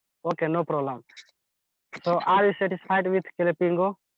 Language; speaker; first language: English; non-native, learner; Hindi